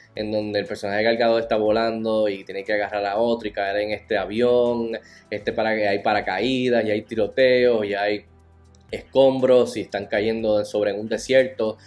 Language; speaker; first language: Spanish; native; Spanish